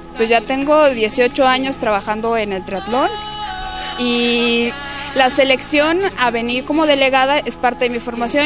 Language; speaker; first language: Spanish; native; Spanish